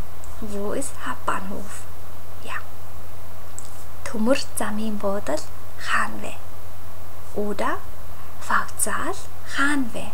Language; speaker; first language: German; non-native, fluent; Mongolian